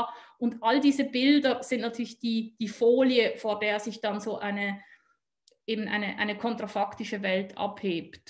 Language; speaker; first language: German; native; German